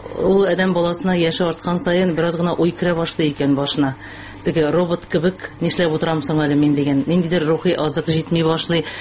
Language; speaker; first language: Tatar; native; Tatar